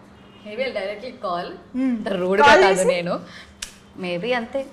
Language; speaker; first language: Telugu; non-native, learner; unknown